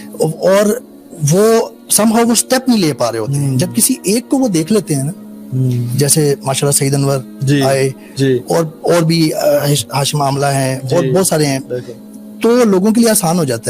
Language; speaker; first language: Urdu; native; Urdu